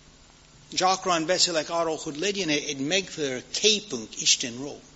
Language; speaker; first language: Hungarian; non-native, learner; English